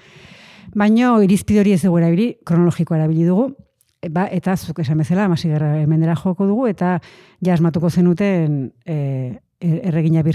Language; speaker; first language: Basque; native; Basque